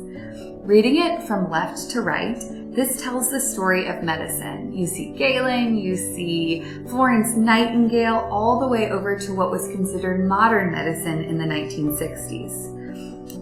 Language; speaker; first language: English; native; English